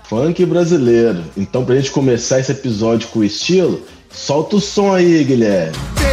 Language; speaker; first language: Portuguese; native; Portuguese